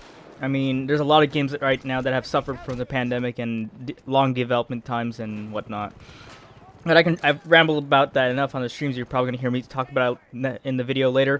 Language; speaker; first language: English; native; English